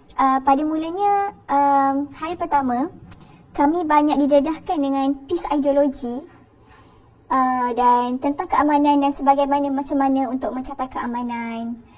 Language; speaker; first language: Malay; native; Malay